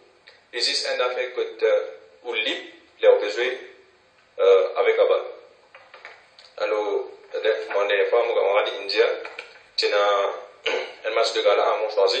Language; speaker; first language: French; non-native, local second language; Morisyen